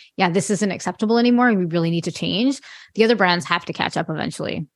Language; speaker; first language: English; non-native, fluent; French